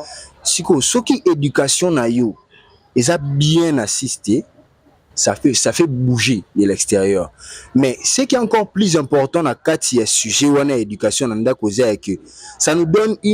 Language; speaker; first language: French; non-native, local second language; Lingala